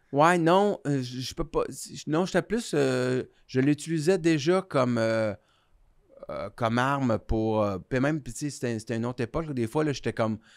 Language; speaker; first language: French; native; French